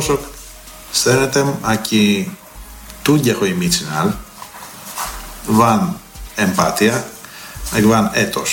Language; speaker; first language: Hungarian; non-native, learner; Greek